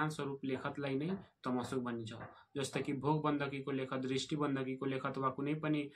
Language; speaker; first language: Nepali; non-native, local second language; Bhojpuri